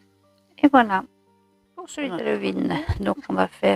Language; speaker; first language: French; native; French